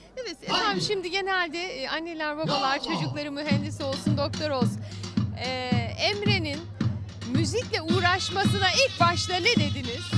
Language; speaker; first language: Turkish; native; Turkish